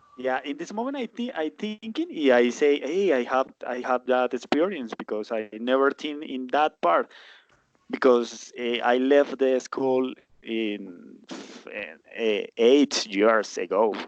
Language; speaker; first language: English; non-native, learner; Spanish